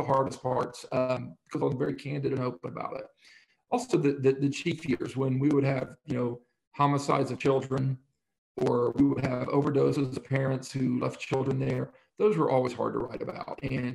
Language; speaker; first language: English; native; English